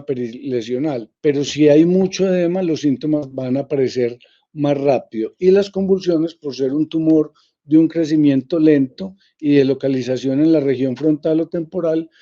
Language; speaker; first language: Spanish; native; Spanish